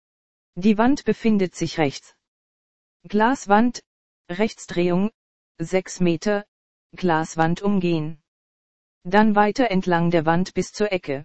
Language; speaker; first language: German; native; German